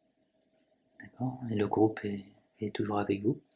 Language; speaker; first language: French; native; French